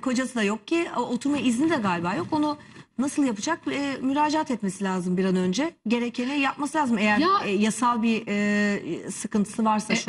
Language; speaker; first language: Turkish; native; Turkish